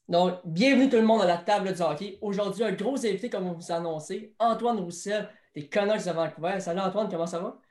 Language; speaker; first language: French; native; French